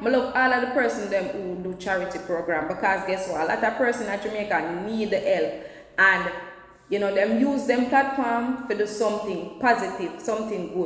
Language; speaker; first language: English; non-native, local second language; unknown